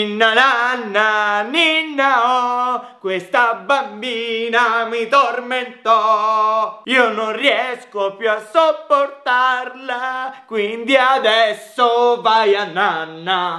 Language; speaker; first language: Italian; native; Italian